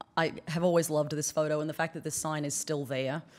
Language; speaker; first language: English; native; English